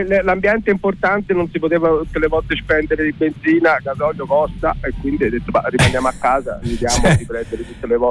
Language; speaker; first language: Italian; native; Italian